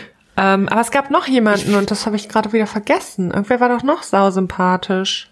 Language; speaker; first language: German; native; German